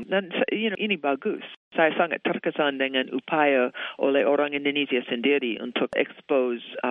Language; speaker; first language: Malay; non-native, fluent; English